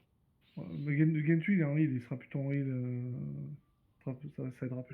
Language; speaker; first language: French; native; French